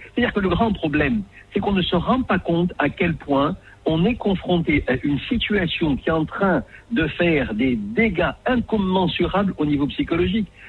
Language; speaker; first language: French; non-native, local second language; Arabic